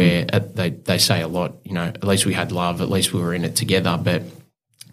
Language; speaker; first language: English; native; English